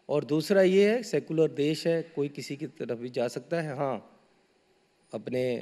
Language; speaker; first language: Hindi; native; Hindi